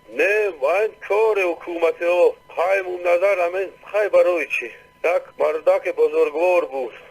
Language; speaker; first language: Tajik; non-native, local second language; Shughni